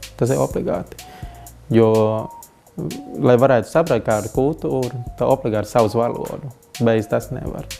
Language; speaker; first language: Latvian; non-native, learner; Vietnamese